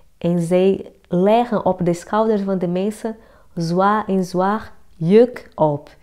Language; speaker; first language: Dutch; non-native, fluent; Portuguese